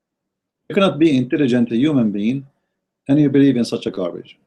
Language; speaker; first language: English; non-native, fluent; Arabic